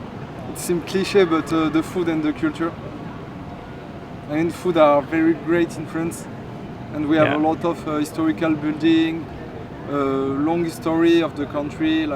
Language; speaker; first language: English; non-native, fluent; French